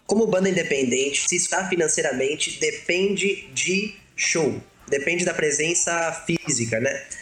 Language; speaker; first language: Portuguese; early bilingual, other home language; Spanish